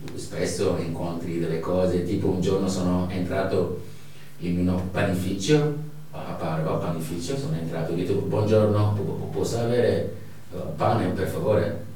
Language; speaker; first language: Italian; non-native, fluent; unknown